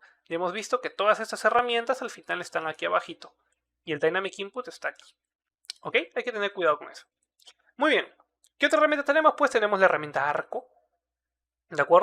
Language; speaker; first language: Spanish; native; Spanish